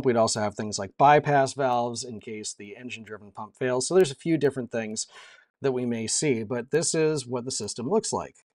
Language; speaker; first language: English; native; English